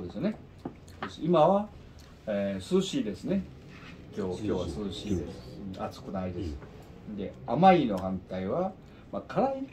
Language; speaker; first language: Japanese; non-native, learner; Korean